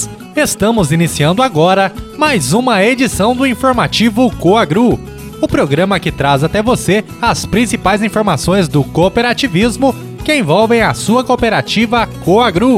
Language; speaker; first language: Portuguese; native; Portuguese